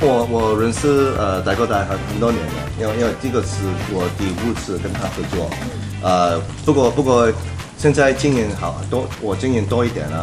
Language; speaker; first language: Chinese; non-native, local second language; Cantonese